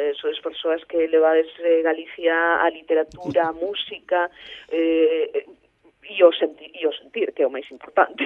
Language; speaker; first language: Galician; early bilingual, heritage; Galician